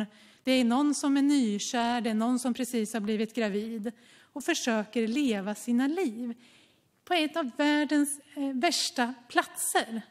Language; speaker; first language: Swedish; native; Swedish